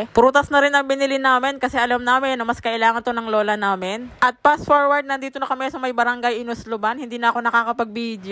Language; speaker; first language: Filipino; native; Filipino